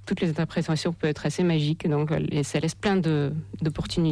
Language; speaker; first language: French; non-native, fluent; Russian